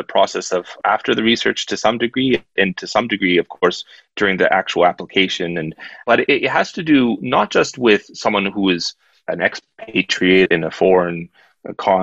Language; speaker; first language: English; native; English